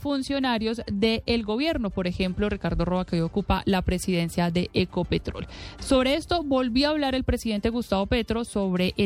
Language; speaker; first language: Spanish; native; Spanish